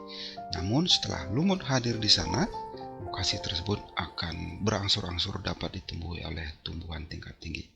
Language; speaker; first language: Indonesian; native; Indonesian